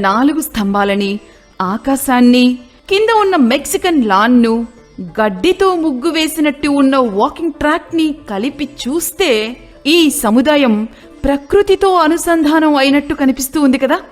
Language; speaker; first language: Telugu; native; Telugu